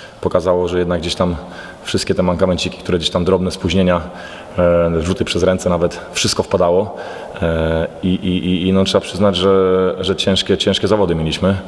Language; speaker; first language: Polish; native; Polish